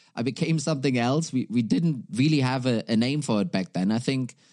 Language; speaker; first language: English; non-native, fluent; German